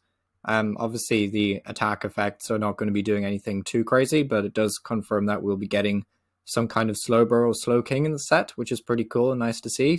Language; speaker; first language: English; native; English